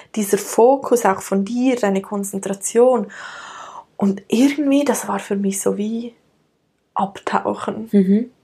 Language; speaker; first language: German; native; German